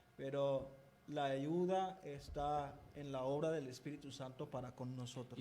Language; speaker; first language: Spanish; non-native, fluent; Haitian Creole